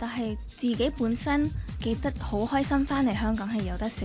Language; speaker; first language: Cantonese; early bilingual, heritage; Cantonese